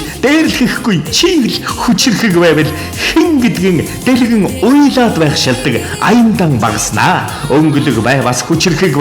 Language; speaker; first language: Mongolian; native; Mongolian